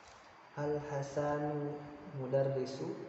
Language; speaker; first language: Arabic; non-native, learner; Indonesian